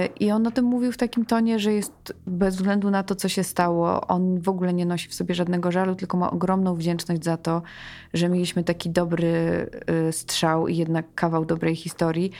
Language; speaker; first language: Polish; early bilingual, heritage; Polish